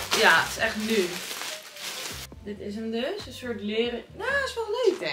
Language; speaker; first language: Dutch; native; Dutch